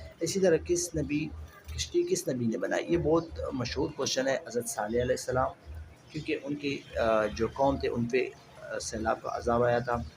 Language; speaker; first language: Urdu; non-native, local second language; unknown